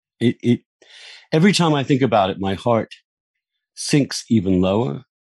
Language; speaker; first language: English; native; English